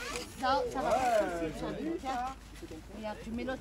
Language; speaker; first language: French; native; French